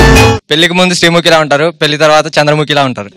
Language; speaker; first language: Telugu; native; Telugu